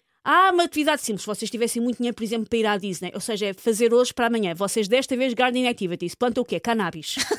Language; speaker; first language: Portuguese; native; Portuguese